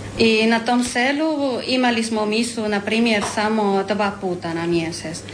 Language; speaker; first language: Croatian; non-native, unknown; Spanish